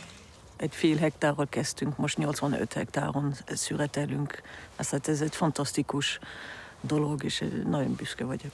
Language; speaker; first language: Hungarian; early bilingual, heritage; German